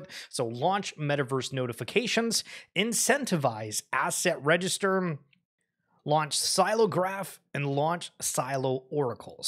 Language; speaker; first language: English; native; English